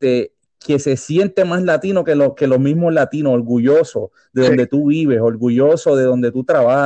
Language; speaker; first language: Spanish; native; Spanish